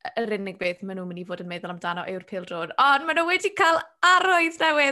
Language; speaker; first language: Welsh; native; Welsh